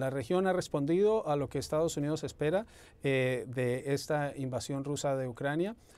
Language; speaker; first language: Spanish; native; Spanish